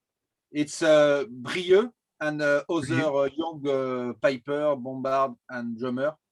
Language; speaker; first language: English; non-native, learner; French